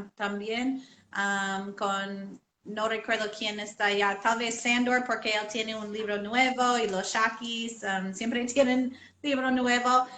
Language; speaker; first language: Spanish; non-native, learner; English